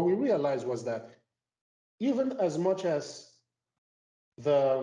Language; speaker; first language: English; non-native, local second language; Igbo